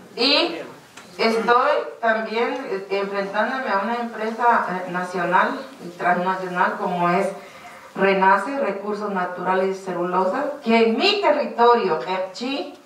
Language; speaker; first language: Spanish; native; Spanish